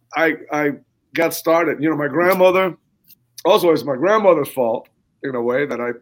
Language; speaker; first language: English; non-native, fluent; Spanish